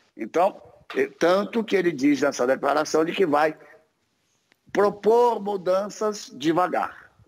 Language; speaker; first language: Portuguese; native; Portuguese